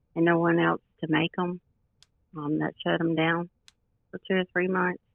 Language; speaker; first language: English; native; English